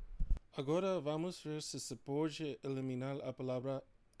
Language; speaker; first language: Portuguese; non-native, fluent; English